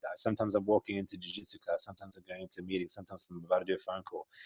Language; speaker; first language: English; native; English